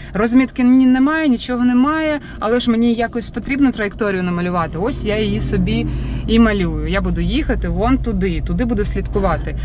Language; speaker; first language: Ukrainian; non-native, local second language; Russian